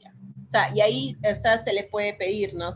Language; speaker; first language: Spanish; native; Spanish